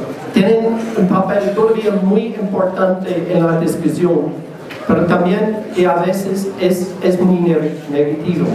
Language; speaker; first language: Spanish; non-native, learner; English